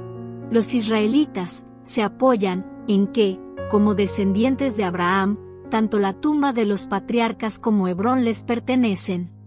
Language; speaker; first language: Spanish; native; Spanish